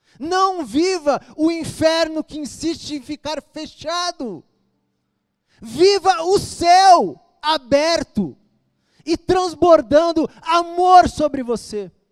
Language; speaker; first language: Portuguese; native; Portuguese